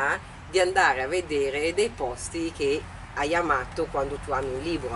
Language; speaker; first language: Italian; native; Italian